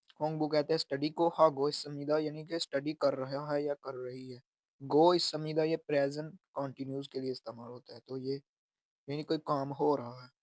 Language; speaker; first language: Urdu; native; Urdu